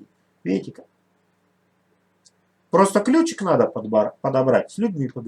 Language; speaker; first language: Russian; native; Russian